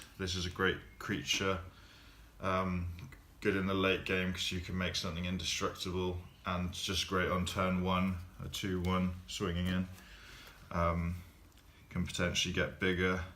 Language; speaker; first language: English; native; English